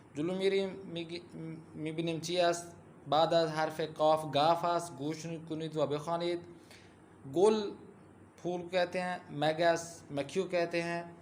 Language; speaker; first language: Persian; non-native, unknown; Urdu